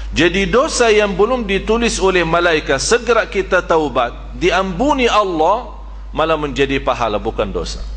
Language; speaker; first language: Malay; non-native, fluent; Arabic